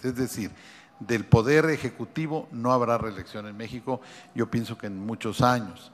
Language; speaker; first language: Spanish; native; Spanish